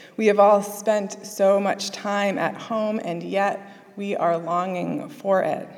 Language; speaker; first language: English; native; English